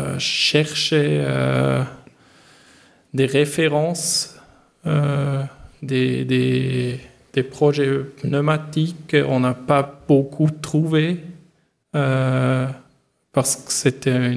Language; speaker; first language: French; non-native, learner; German